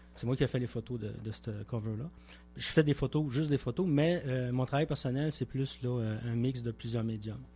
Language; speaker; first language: French; native; French